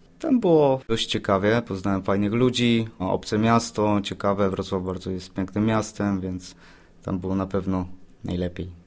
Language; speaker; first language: Polish; native; Polish